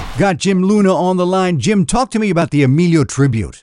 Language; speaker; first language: English; early bilingual, other home language; Spanish